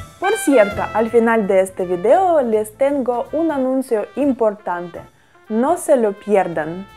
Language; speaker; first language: Spanish; non-native, fluent; Russian